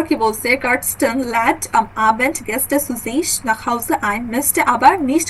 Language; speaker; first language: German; non-native, fluent; Bangla